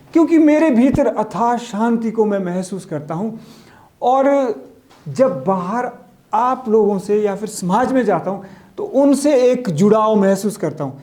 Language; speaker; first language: Hindi; native; Hindi